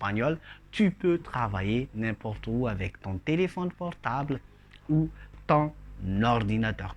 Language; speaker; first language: French; non-native, local second language; Malagasy